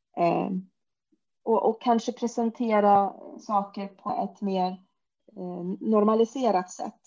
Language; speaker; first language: Swedish; early bilingual, other home language; Arabic